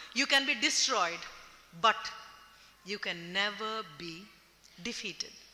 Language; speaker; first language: English; non-native, local second language; Tamil